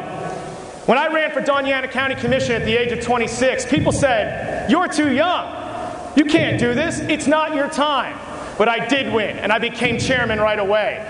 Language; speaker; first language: English; native; English